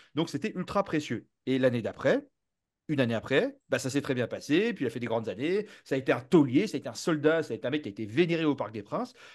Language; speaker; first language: French; native; French